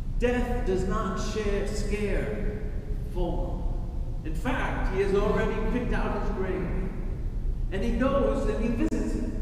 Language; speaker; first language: English; native; English